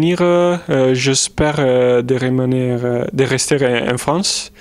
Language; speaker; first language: French; non-native, fluent; Italian